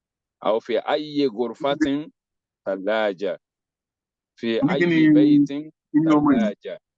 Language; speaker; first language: Arabic; non-native, fluent; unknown